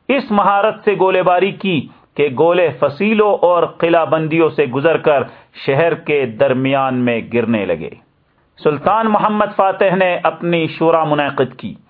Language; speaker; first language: Urdu; native; Urdu